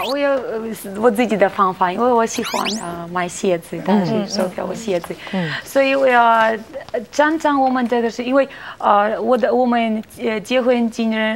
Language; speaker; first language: Chinese; non-native, learner; Russian